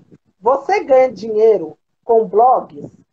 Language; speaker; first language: Portuguese; native; Portuguese